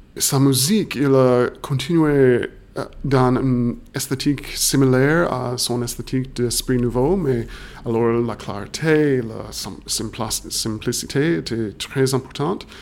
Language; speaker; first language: French; non-native, fluent; English